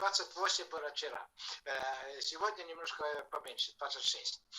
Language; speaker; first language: Russian; non-native, fluent; Estonian